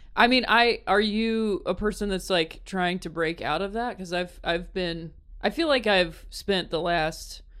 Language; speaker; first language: English; native; English